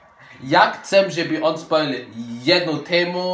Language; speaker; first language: Slovak; early bilingual, heritage; Slovak